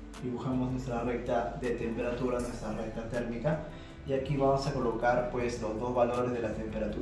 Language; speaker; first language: Spanish; native; Spanish